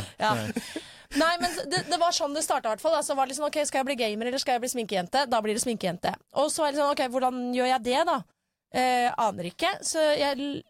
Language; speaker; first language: Norwegian; native; Norwegian